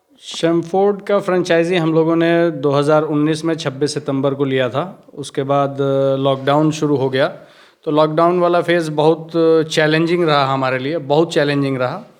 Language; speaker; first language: Hindi; native; Hindi